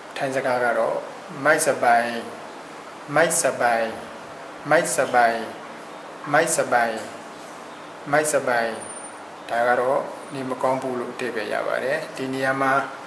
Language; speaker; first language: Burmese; native; Burmese